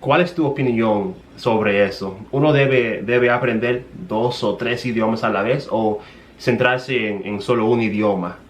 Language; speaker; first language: Spanish; non-native, fluent; English